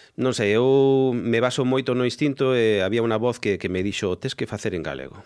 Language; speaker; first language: Galician; non-native, local second language; Spanish